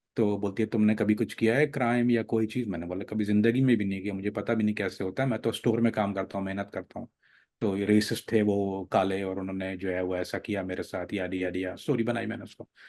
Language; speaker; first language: Urdu; native; Urdu